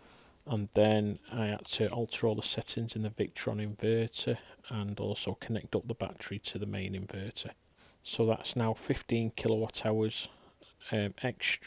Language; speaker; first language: English; native; English